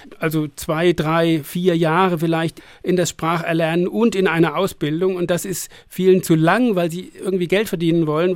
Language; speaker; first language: German; native; German